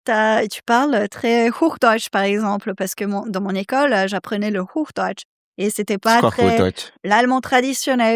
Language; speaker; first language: French; non-native, fluent; Serbian